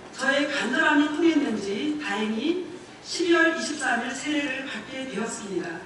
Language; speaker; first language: Korean; native; Korean